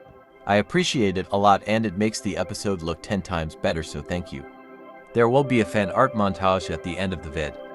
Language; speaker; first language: English; native; English